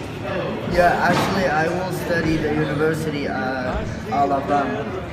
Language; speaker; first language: English; non-native, learner; Arabic